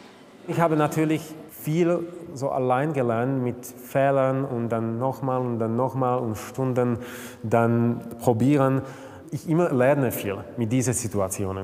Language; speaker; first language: German; non-native, fluent; Slovak